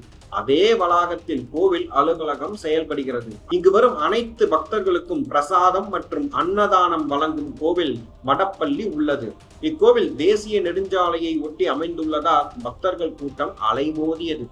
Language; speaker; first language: Tamil; native; Tamil